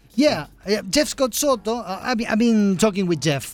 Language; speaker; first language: English; non-native, fluent; Spanish